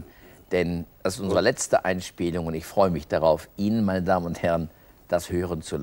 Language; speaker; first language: German; native; German